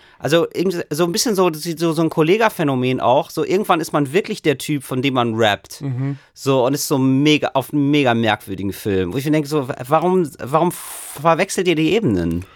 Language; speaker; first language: German; native; German